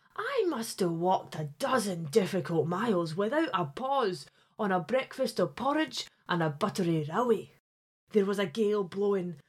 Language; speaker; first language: English; native; English